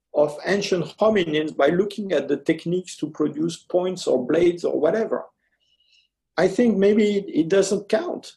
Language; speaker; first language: English; early bilingual, other home language; French